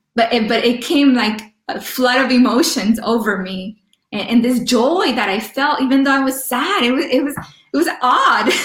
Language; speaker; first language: English; early bilingual, other home language; Spanish